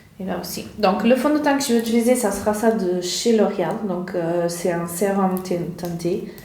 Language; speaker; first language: French; non-native, learner; Portuguese